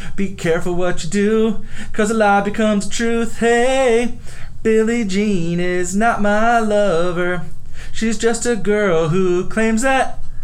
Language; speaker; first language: English; native; English